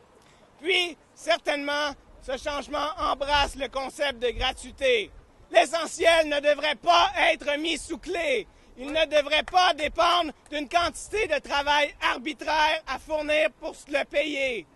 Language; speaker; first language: French; native; French